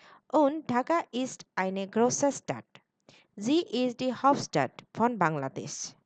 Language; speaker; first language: German; non-native, learner; Bangla